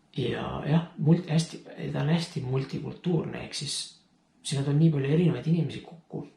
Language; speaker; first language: Estonian; early bilingual, heritage; Estonian